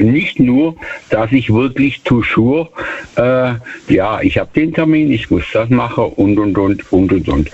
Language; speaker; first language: German; native; German